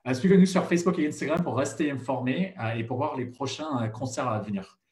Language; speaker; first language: French; non-native, fluent; English